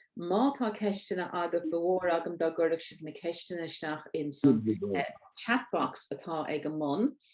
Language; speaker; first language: Irish; native; Irish